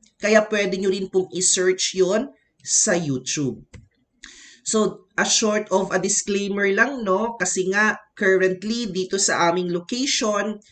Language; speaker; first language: Filipino; non-native, local second language; Cebuano